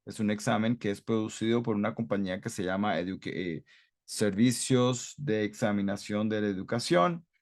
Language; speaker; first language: Spanish; non-native, fluent; English